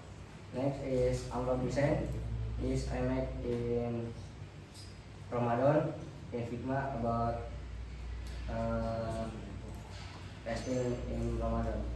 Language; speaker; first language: English; non-native, learner; Indonesian